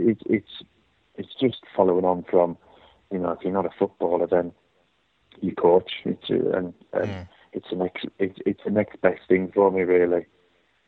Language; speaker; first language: English; native; English